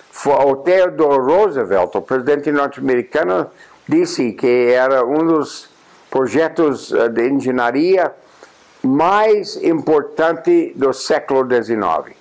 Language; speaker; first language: Portuguese; non-native, fluent; English